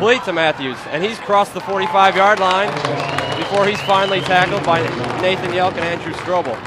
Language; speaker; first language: English; native; English